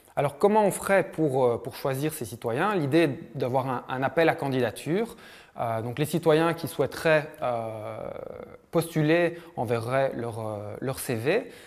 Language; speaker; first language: French; native; French